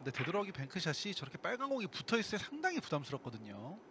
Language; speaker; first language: Korean; native; Korean